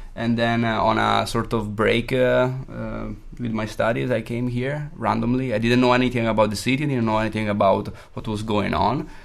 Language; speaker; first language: English; non-native, fluent; Italian